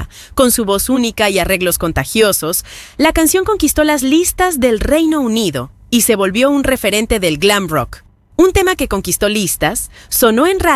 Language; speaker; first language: Spanish; native; Spanish